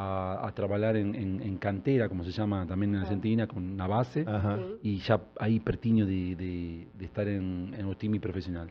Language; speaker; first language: Portuguese; non-native, learner; Spanish